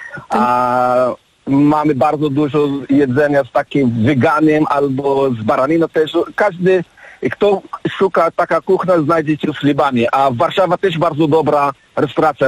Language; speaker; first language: Polish; non-native, learner; Arabic